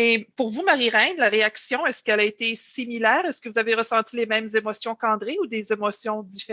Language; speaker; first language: French; native; French